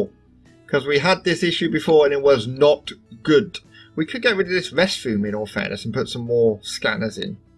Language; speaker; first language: English; native; English